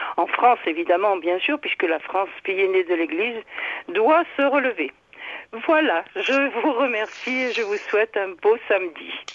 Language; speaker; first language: French; native; French